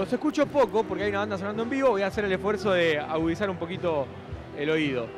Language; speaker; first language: Spanish; native; Spanish